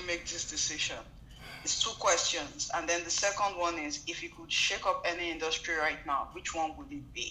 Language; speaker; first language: English; non-native, local second language; Yoruba